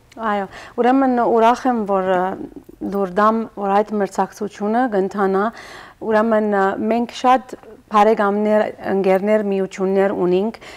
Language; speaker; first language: Armenian; early bilingual, heritage; Armenian